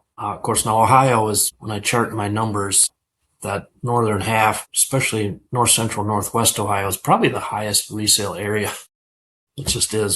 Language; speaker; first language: English; native; English